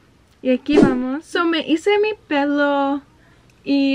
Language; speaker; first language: Spanish; early bilingual, heritage; Spanish